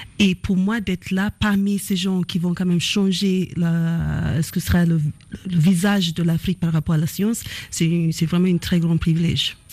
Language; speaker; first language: French; non-native, fluent; English